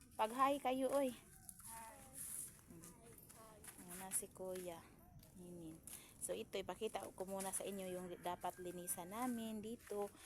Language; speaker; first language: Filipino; non-native, local second language; Cebuano